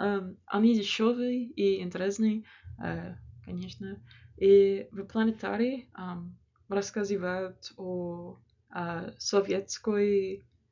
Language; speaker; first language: Russian; non-native, learner; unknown